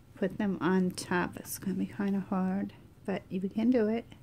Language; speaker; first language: English; native; English